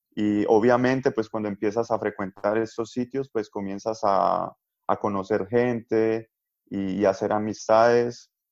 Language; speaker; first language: Spanish; native; Spanish